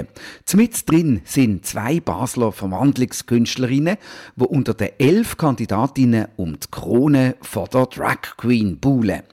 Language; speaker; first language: German; native; German